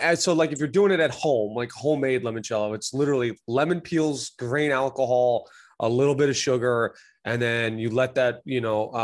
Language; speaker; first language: English; native; English